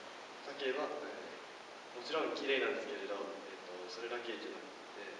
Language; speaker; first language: Japanese; non-native, fluent; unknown